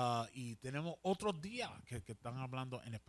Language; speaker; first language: Spanish; early bilingual, heritage; Spanish